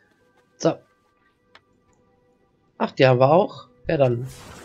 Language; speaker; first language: German; native; German